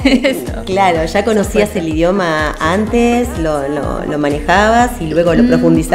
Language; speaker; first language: Spanish; native; Spanish